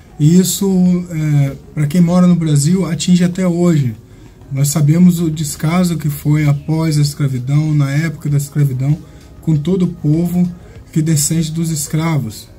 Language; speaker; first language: Portuguese; native; Portuguese